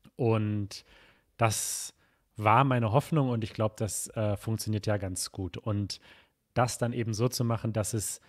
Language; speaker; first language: German; native; German